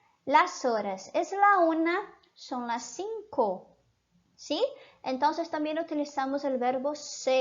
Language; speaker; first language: Spanish; non-native, fluent; Portuguese